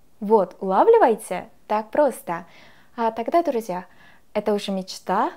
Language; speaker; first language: Russian; non-native, fluent; Korean